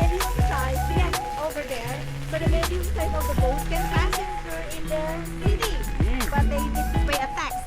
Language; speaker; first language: English; non-native, learner; Indonesian